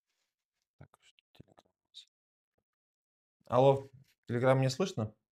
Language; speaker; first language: Russian; native; Russian